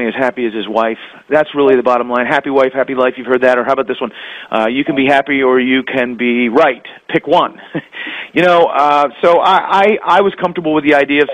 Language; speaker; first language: English; native; English